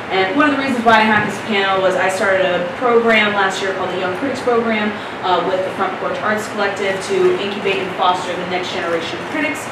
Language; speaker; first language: English; native; English